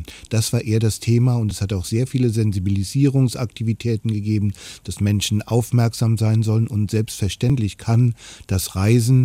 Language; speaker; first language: German; native; German